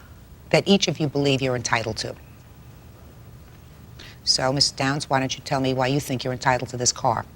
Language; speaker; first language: English; native; English